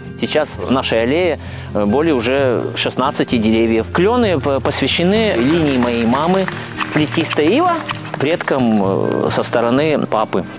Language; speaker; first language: Russian; native; Russian